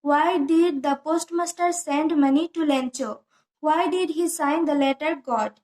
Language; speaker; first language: English; non-native, local second language; Assamese